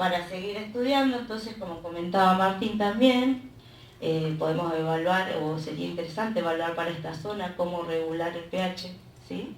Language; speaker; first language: Spanish; native; Spanish